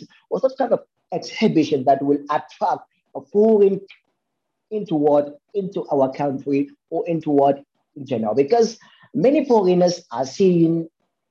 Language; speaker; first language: English; non-native, local second language; Hausa